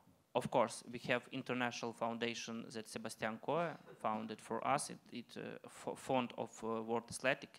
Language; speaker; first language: English; non-native, learner; Ukrainian